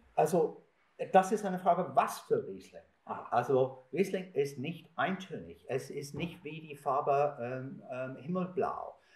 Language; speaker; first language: German; non-native, fluent; English